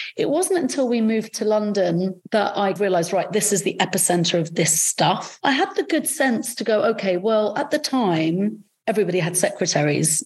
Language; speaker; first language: English; early bilingual, other home language; Arabic